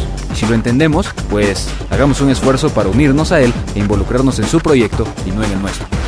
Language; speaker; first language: Spanish; native; Spanish